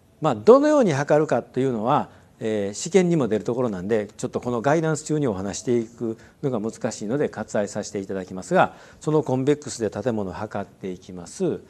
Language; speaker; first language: Japanese; native; Japanese